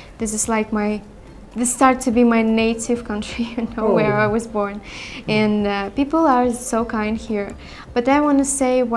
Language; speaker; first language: English; non-native, learner; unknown